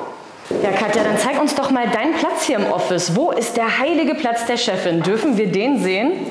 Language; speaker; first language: German; native; German